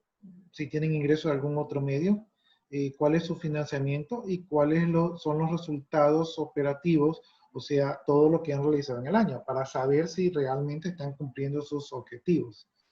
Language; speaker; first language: Spanish; native; Spanish